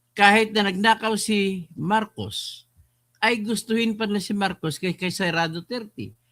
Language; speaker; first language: Filipino; non-native, local second language; Hiligaynon